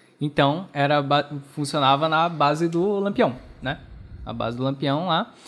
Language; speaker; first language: Portuguese; native; Portuguese